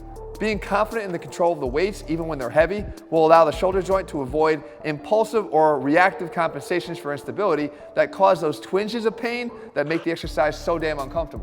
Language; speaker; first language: English; native; English